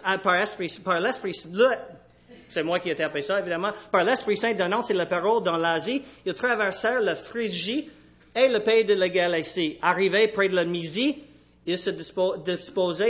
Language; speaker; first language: French; non-native, fluent; English